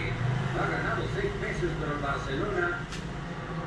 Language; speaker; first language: Spanish; native; Spanish